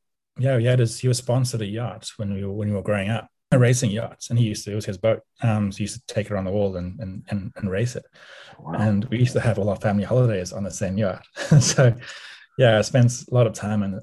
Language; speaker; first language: English; native; English